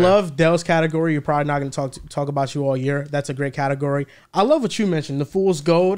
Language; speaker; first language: English; native; English